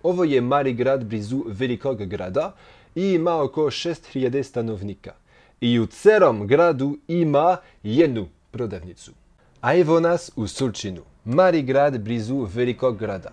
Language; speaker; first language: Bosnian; non-native, fluent; French